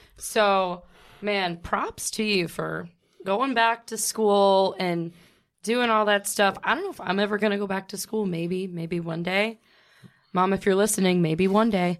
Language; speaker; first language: English; native; English